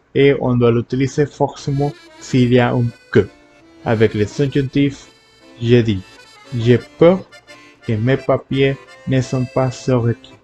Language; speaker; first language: French; non-native, learner; Spanish